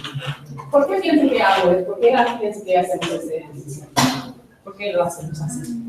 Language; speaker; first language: Spanish; non-native, fluent; English